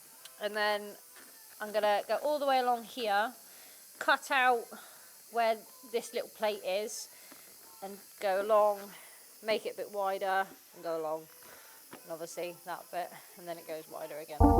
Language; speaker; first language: English; native; English